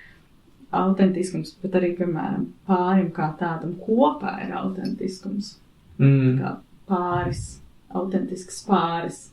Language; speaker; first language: Latvian; native; Latvian